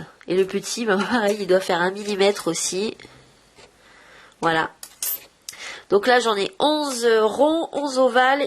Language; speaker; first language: French; native; French